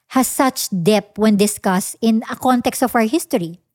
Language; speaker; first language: English; non-native, local second language; Filipino